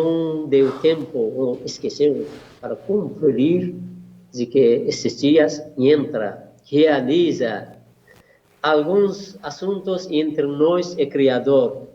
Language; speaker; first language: Portuguese; non-native, learner; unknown